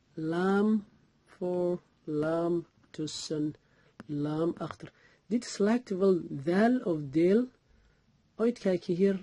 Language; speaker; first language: Dutch; non-native, learner; Somali